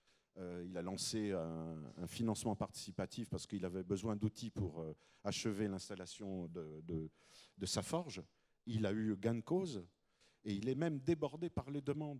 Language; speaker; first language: French; native; French